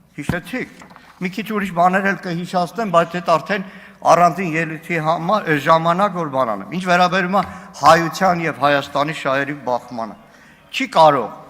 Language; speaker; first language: Armenian; native; Armenian